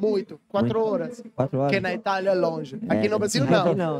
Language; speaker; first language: Portuguese; non-native, learner; Italian